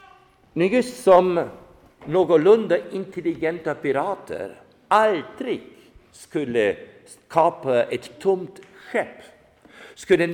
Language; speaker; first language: Swedish; non-native, fluent; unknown